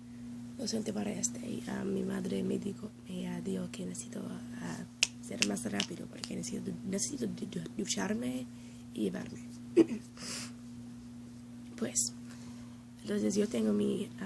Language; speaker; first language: Spanish; non-native, learner; English